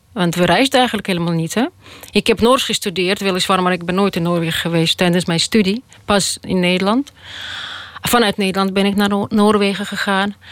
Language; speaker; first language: Dutch; non-native, fluent; Russian